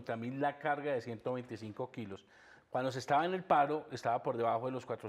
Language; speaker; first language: Spanish; native; Spanish